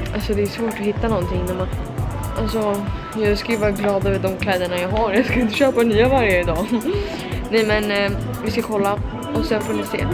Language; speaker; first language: Swedish; native; Swedish